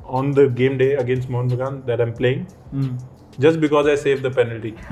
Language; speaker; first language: English; non-native, local second language; Punjabi